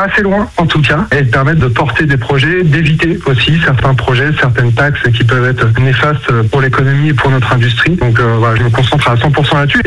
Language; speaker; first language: French; native; French